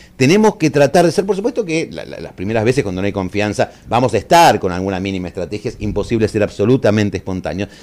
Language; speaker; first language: Spanish; native; Spanish